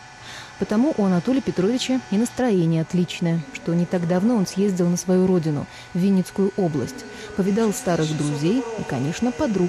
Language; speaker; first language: Russian; native; Russian